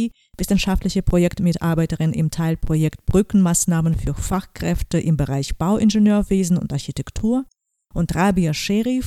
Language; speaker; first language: German; native; German